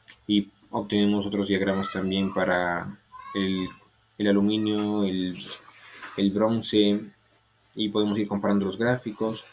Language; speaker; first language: Spanish; native; Spanish